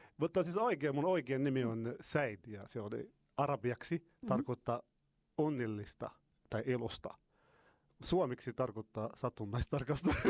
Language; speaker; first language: Finnish; non-native, fluent; Arabic